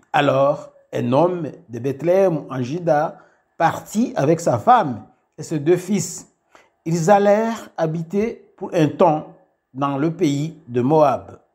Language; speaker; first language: French; non-native, local second language; Kinyarwanda